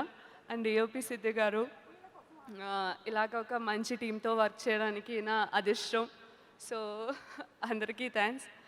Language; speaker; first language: Telugu; non-native, learner; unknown